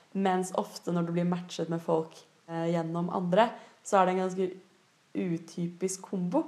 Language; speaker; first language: Norwegian; native; Norwegian